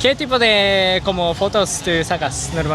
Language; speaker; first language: Spanish; non-native, learner; Japanese